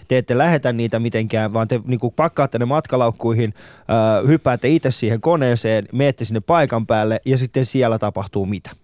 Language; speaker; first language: Finnish; non-native, fluent; Persian